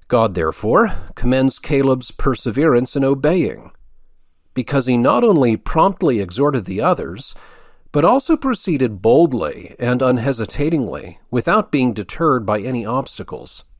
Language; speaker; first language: English; native; English